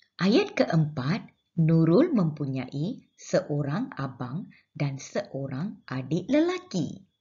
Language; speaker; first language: Malay; non-native, local second language; Tamil